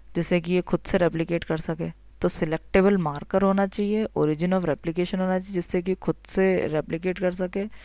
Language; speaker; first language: Hindi; native; Hindi